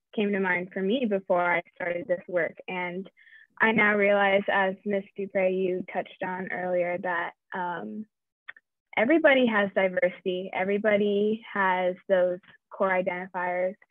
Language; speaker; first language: English; native; English